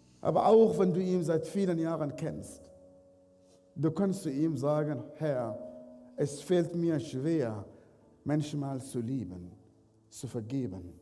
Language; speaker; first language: German; non-native, fluent; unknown